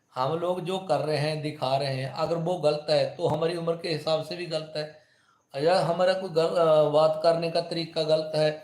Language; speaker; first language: Hindi; native; Hindi